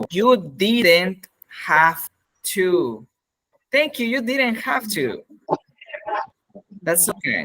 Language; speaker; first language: English; non-native, fluent; Spanish